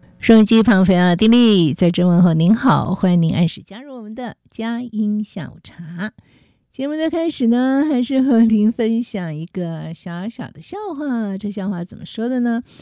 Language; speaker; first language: Chinese; native; Chinese